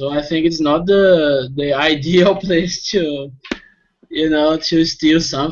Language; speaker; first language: English; non-native, fluent; Portuguese